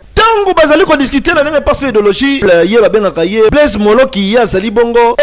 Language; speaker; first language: Lingala; non-native, local second language; Kongo